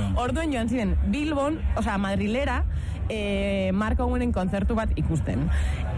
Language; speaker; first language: Basque; native; Basque